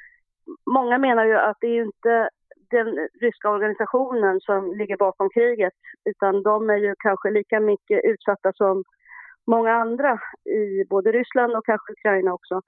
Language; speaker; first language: Swedish; native; Swedish